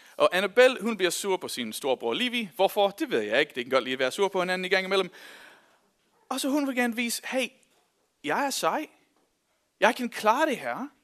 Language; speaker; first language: Danish; non-native, fluent; English